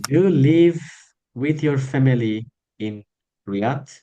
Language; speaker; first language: English; non-native, local second language; Bangla